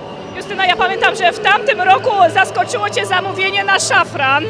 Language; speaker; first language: Polish; native; Polish